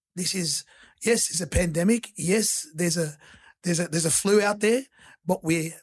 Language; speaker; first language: English; early bilingual, other home language; Arabic